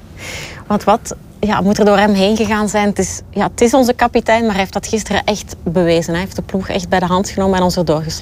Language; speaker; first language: Dutch; native; Dutch